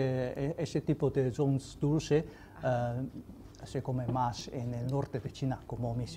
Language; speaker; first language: Spanish; non-native, fluent; Chinese